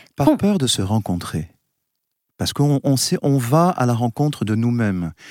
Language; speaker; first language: French; native; French